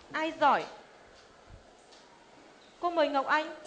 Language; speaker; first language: Vietnamese; native; Vietnamese